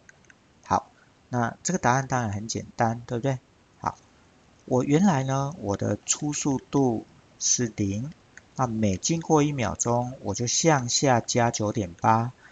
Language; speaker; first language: Chinese; native; Chinese